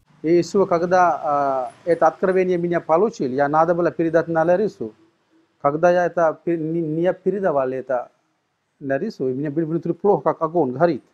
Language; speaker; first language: Russian; non-native, learner; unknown